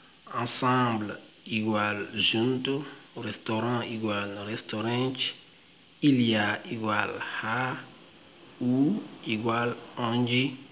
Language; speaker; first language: Portuguese; non-native, fluent; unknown